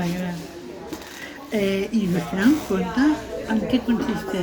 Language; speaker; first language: Catalan; non-native, local second language; Spanish